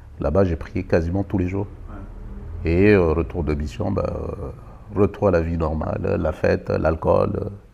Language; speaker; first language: French; non-native, local second language; Malagasy